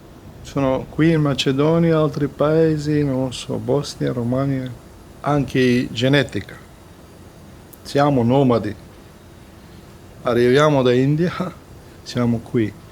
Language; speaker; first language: Italian; non-native, learner; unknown